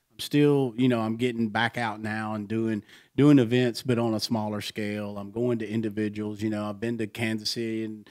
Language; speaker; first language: English; native; English